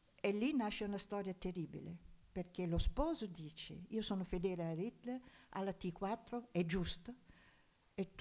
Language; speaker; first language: Italian; non-native, fluent; German